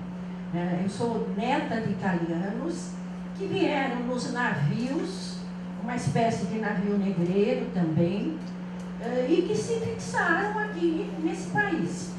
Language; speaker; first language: Portuguese; native; Portuguese